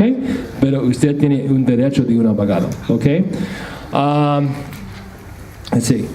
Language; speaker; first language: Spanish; non-native, fluent; English